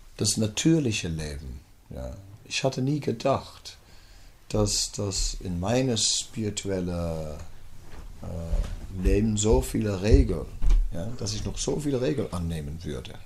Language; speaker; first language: German; non-native, fluent; Dutch